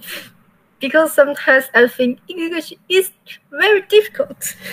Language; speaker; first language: English; non-native, learner; Chinese